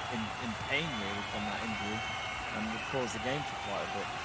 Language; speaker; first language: English; native; English